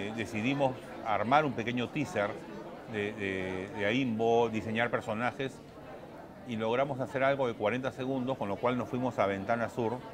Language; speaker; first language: Spanish; native; Spanish